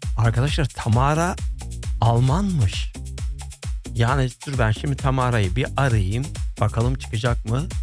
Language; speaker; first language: Turkish; early bilingual, heritage; Turkish